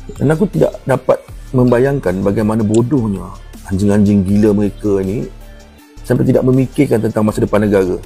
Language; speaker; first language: Malay; native; Malay